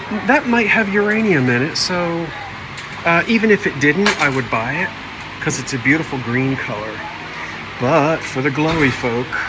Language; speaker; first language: English; native; English